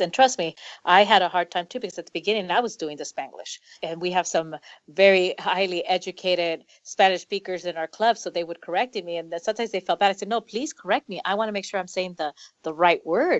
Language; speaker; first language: English; early bilingual, other home language; Spanish